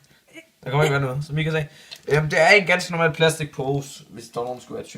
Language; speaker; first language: Danish; native; Danish